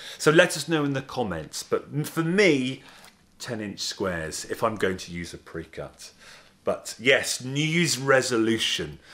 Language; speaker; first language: English; native; English